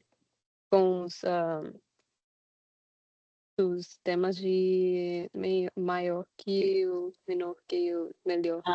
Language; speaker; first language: Portuguese; non-native, learner; Spanish